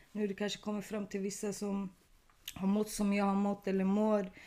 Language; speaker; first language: Swedish; early bilingual, other home language; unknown